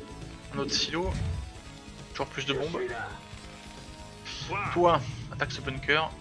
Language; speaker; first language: French; native; French